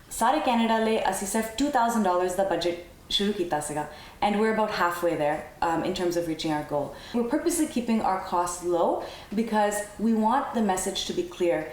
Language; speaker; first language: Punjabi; early bilingual, heritage; Punjabi